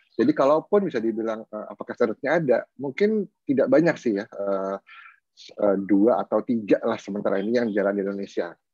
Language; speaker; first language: Indonesian; native; Indonesian